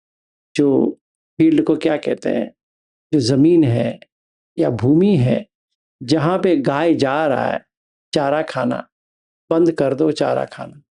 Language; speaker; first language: Hindi; native; Hindi